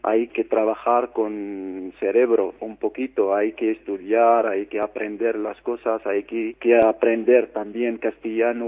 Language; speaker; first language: Spanish; non-native, fluent; Arabic